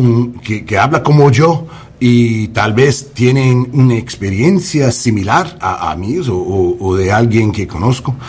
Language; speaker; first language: Spanish; non-native, learner; English